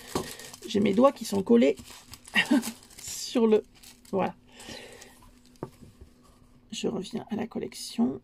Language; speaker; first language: French; native; French